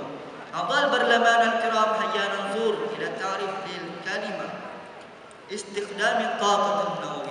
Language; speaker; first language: Arabic; non-native, learner; Malay